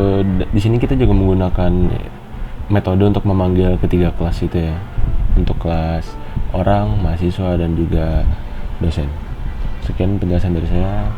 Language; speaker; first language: Indonesian; native; Indonesian